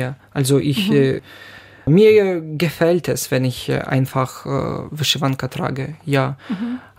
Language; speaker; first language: German; non-native, fluent; Ukrainian